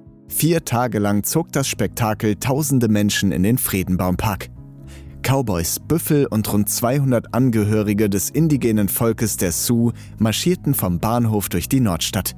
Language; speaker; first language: German; native; German